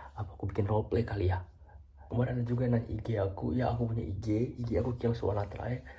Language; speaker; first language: Indonesian; native; Indonesian